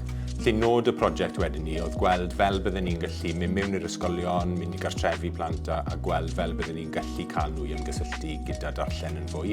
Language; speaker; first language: Welsh; native; Welsh